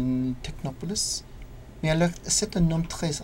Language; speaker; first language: French; non-native, learner; English